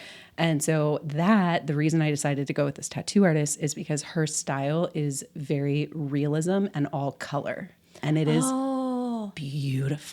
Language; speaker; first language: English; native; English